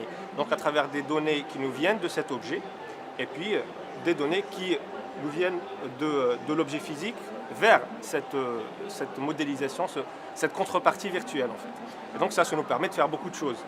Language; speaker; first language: French; native; French